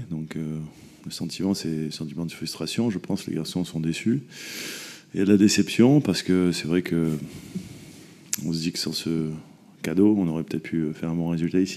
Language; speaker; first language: French; native; French